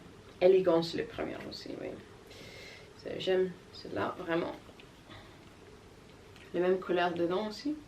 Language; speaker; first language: French; non-native, learner; English